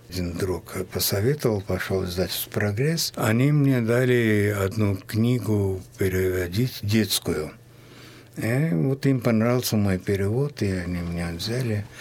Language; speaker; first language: Russian; non-native, fluent; Hindi